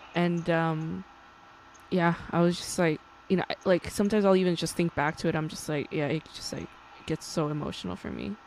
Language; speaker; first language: English; non-native, fluent; Korean